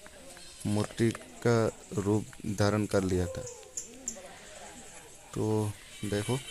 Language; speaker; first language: Hindi; non-native, local second language; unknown